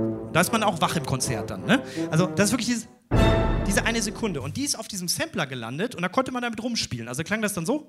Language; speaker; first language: German; native; German